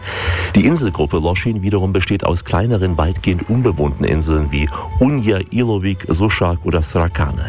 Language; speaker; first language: German; native; German